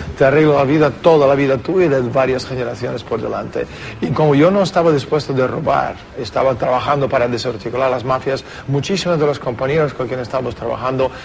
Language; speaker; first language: Spanish; non-native, fluent; Russian